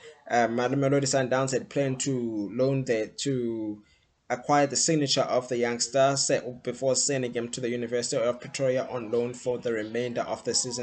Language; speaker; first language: English; non-native, local second language; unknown